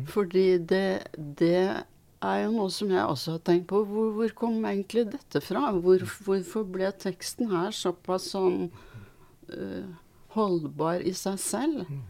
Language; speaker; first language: Norwegian; early bilingual, other home language; Swedish